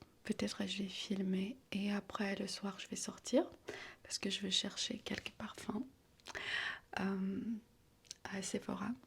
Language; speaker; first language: French; non-native, fluent; Armenian